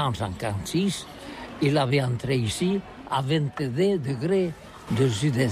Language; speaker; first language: French; non-native, learner; Catalan